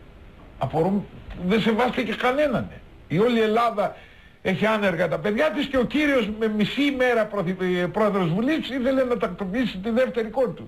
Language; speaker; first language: Greek; native; Greek